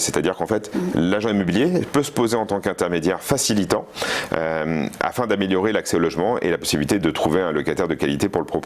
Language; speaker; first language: French; native; French